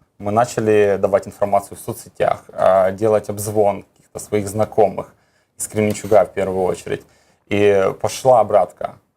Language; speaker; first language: Russian; native; Russian